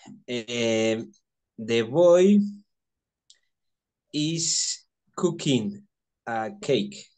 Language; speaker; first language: English; non-native, learner; Spanish